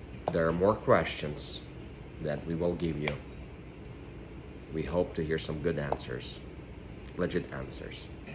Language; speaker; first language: English; non-native, fluent; Ukrainian